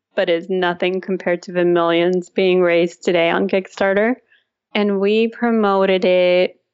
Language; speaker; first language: English; early bilingual, other home language; Russian